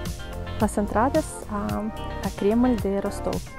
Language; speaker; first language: Spanish; non-native, fluent; Russian